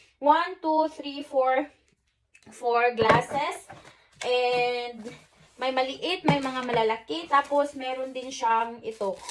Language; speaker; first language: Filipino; non-native, local second language; Cebuano